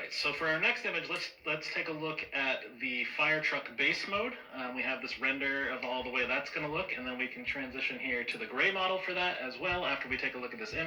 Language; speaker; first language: English; native; English